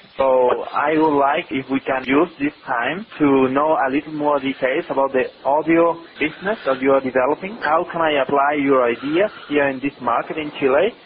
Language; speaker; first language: English; non-native, fluent; Spanish